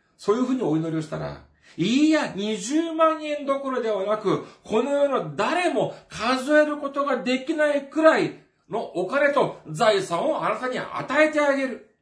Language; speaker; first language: Japanese; non-native, fluent; Korean